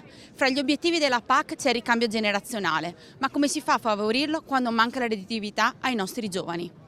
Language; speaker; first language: Italian; native; Italian